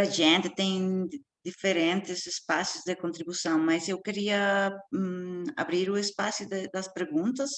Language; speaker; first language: Portuguese; non-native, learner; Spanish